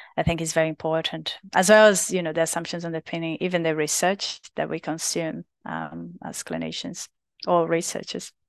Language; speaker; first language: English; non-native, fluent; Portuguese